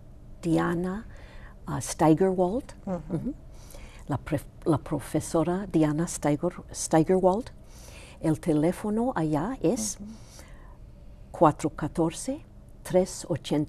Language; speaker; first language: Spanish; non-native, local second language; Greek